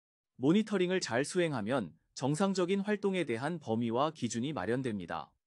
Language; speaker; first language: Korean; native; Korean